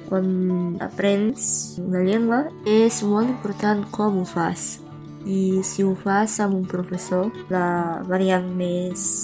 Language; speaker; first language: Catalan; non-native, learner; Romanian